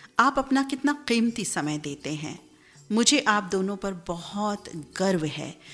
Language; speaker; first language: Hindi; native; Hindi